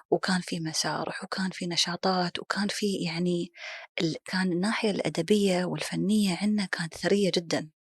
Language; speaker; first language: Egyptian Arabic; non-native, fluent; Arabic